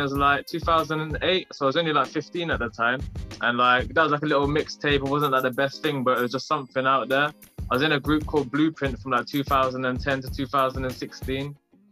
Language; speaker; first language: English; native; English